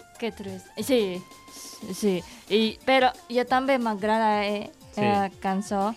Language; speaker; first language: Catalan; non-native, learner; Indonesian